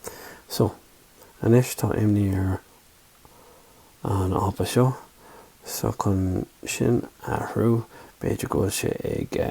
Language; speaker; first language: Irish; non-native, local second language; English